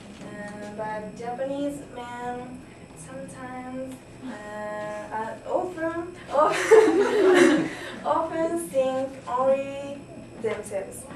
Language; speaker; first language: English; non-native, learner; Japanese